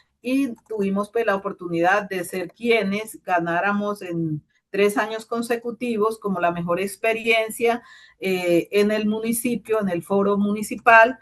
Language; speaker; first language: Spanish; native; Spanish